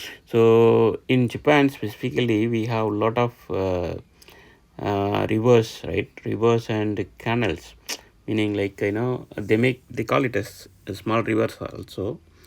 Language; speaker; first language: English; non-native, local second language; Tamil